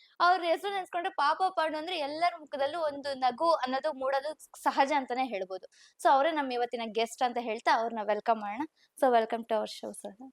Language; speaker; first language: Kannada; native; Kannada